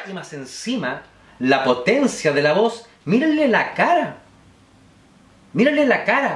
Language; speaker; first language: Spanish; native; Spanish